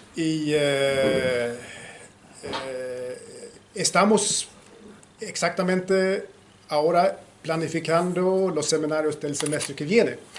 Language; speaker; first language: Spanish; non-native, fluent; Swedish